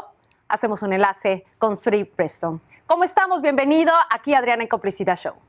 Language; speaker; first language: Spanish; native; Spanish